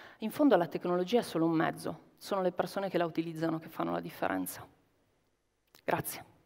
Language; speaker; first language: Italian; native; Italian